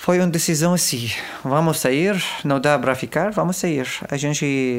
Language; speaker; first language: Portuguese; non-native, learner; Arabic